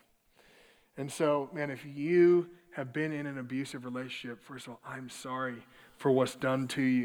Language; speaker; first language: English; native; English